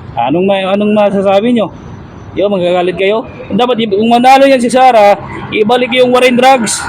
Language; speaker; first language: Filipino; native; Filipino